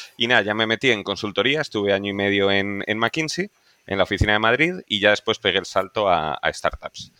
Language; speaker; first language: Spanish; native; Spanish